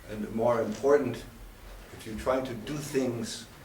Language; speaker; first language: English; non-native, learner; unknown